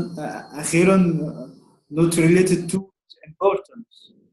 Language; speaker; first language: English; non-native, learner; Arabic